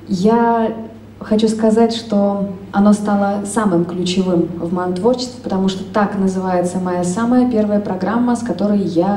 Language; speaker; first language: Russian; native; Russian